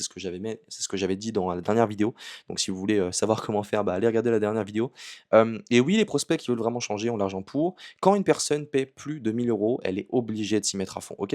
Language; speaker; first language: French; native; French